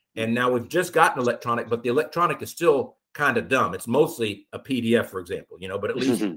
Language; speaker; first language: English; native; English